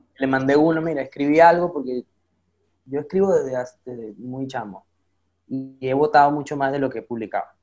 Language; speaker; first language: Spanish; native; Spanish